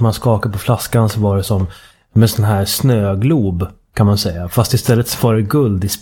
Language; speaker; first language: Swedish; native; Swedish